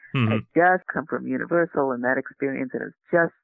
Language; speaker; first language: English; native; English